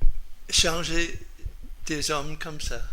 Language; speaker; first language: French; non-native, fluent; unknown